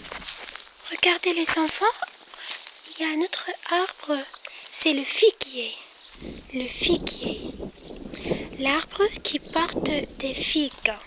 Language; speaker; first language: French; non-native, local second language; Arabic